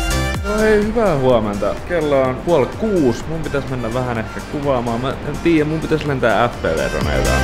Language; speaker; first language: Finnish; native; Finnish